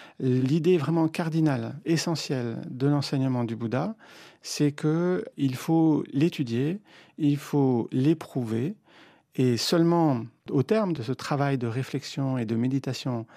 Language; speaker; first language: French; native; French